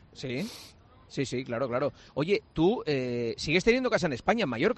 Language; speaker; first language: Spanish; native; Spanish